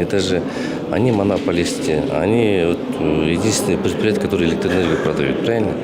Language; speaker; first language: Russian; non-native, local second language; Kyrgyz